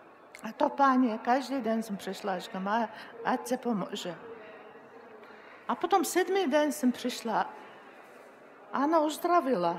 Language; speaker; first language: Czech; non-native, learner; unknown